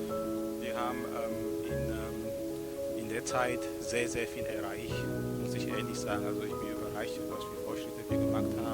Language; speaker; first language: German; non-native, fluent; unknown